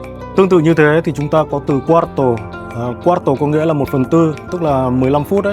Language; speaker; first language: Vietnamese; native; Vietnamese